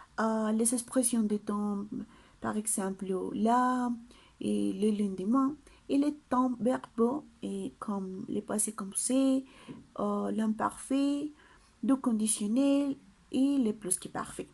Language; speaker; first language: French; non-native, learner; Spanish